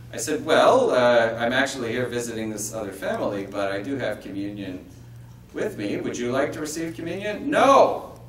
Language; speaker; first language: English; native; English